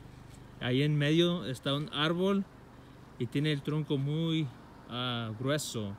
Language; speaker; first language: Spanish; early bilingual, heritage; Spanish